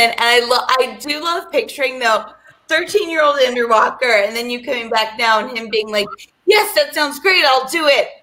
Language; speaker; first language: English; native; English